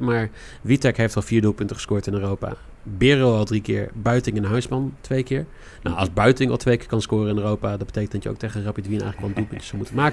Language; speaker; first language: Dutch; native; Dutch